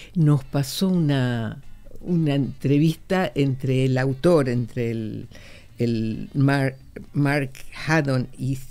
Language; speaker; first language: Spanish; native; Spanish